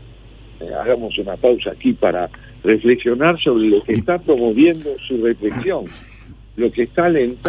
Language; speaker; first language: Spanish; native; Spanish